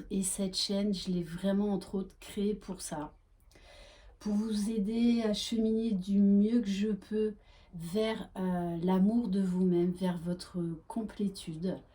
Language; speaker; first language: French; native; French